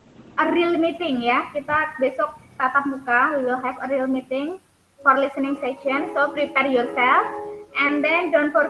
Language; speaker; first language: English; non-native, learner; Indonesian